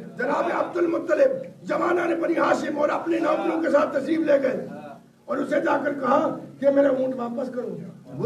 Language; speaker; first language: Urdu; non-native, local second language; Punjabi